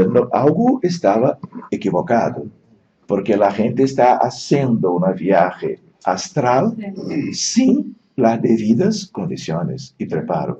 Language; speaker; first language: Spanish; non-native, fluent; Portuguese